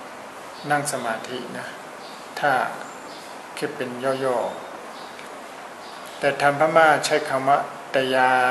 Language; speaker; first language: Thai; non-native, fluent; Burmese